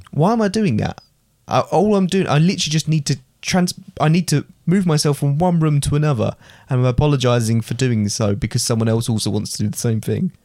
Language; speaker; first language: English; native; English